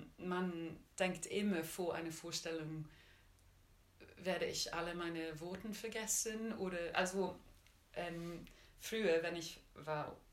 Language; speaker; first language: German; non-native, learner; Czech